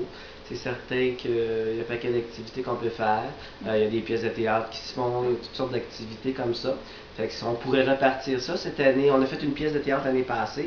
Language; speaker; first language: French; native; French